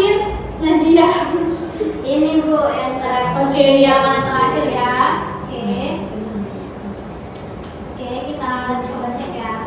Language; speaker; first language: Indonesian; native; Indonesian